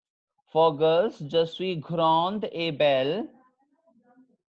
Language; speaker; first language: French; non-native, fluent; Hindi